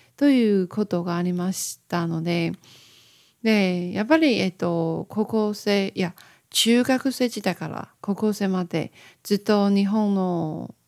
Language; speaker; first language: Japanese; non-native, learner; Chinese